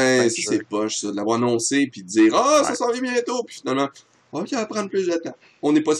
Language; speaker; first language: French; native; French